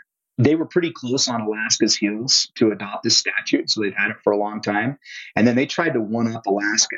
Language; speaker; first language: English; native; English